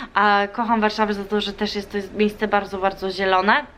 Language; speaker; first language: Polish; early bilingual, other home language; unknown